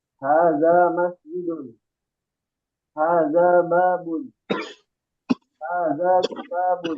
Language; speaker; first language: Arabic; non-native, learner; Indonesian